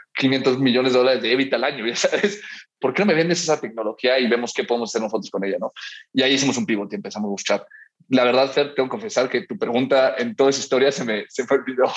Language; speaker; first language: Spanish; early bilingual, heritage; Spanish